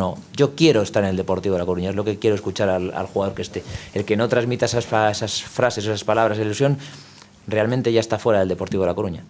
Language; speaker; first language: Spanish; native; Spanish